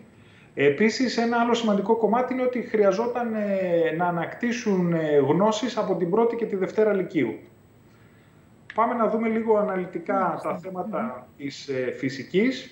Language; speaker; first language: Greek; native; Greek